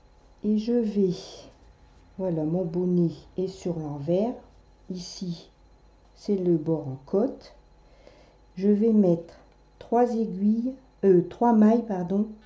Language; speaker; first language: French; native; French